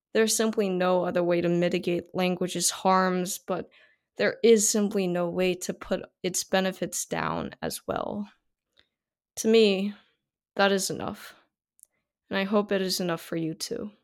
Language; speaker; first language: English; non-native, fluent; Korean